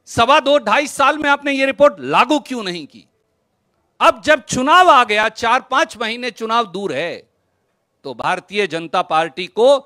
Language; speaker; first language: Hindi; native; Hindi